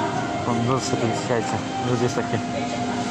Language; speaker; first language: Russian; non-native, learner; Azerbaijani